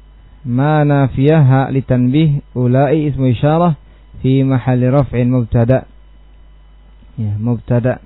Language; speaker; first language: Arabic; non-native, fluent; Indonesian